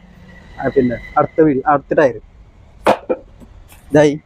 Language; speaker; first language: Malayalam; non-native, local second language; Hindi